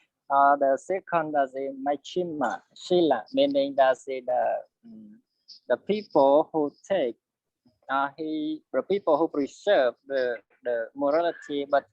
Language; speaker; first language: English; non-native, learner; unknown